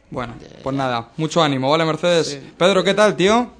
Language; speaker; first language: Spanish; native; Spanish